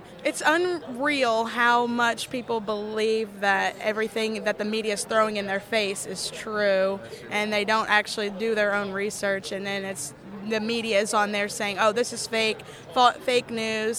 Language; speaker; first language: English; native; English